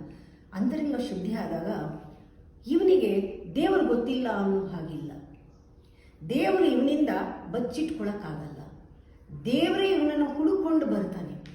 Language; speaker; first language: Kannada; native; Kannada